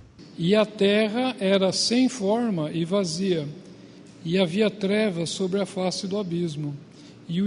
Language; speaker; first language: Portuguese; native; Portuguese